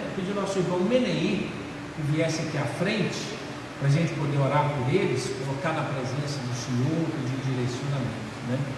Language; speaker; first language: Portuguese; native; Portuguese